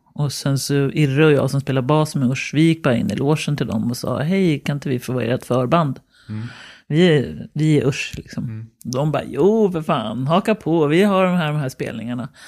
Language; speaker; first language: Swedish; native; Swedish